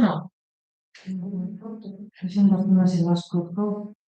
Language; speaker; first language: Russian; non-native, local second language; Kazakh